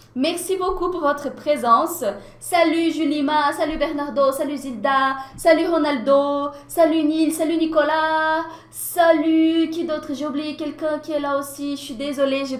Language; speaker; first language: French; non-native, fluent; Portuguese